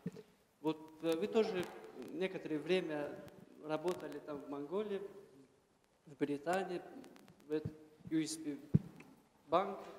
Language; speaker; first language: Russian; non-native, local second language; Tajik